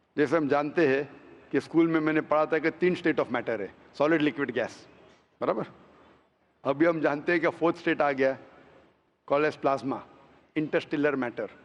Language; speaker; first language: Hindi; non-native, local second language; Konkani